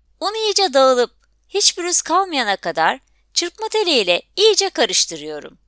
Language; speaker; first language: Turkish; native; Turkish